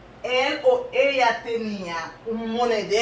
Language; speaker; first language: Spanish; non-native, learner; Haitian Creole